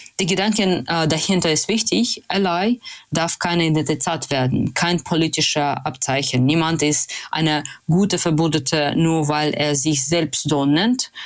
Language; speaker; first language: German; non-native, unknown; Russian